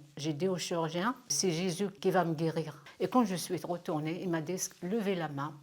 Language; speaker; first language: French; non-native, fluent; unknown